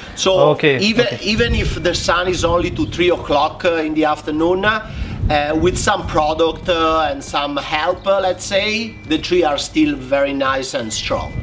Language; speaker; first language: English; non-native, fluent; Italian